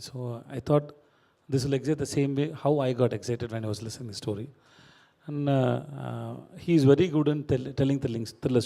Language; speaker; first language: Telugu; non-native, learner; Tamil